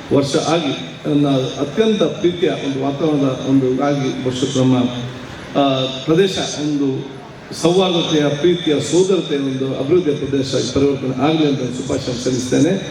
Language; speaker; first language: Kannada; non-native, local second language; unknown